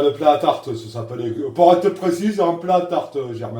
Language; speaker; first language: French; native; French